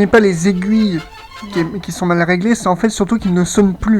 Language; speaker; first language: French; native; French